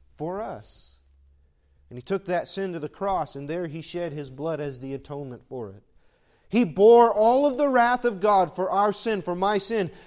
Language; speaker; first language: English; native; English